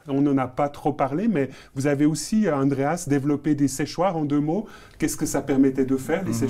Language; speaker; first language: French; native; French